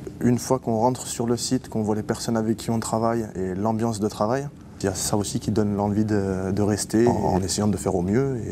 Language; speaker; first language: French; native; French